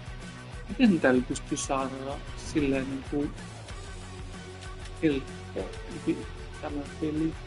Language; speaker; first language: Finnish; non-native, learner; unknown